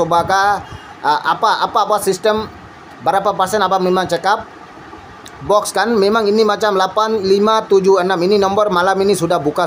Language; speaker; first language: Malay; non-native, learner; Bangla